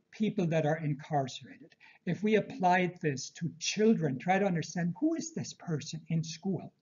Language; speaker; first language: English; early bilingual, other home language; Turkish